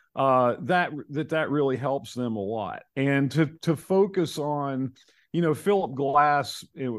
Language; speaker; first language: English; native; English